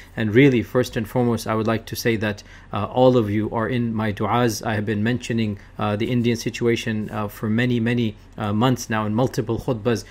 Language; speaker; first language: Urdu; early bilingual, heritage; Urdu